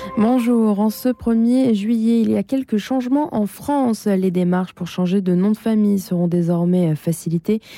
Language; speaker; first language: French; native; French